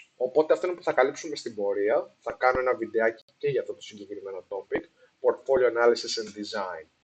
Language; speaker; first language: Greek; early bilingual, heritage; Greek